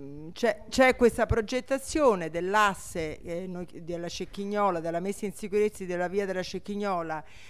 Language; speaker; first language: Italian; native; Italian